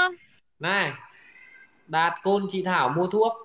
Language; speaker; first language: Vietnamese; native; Vietnamese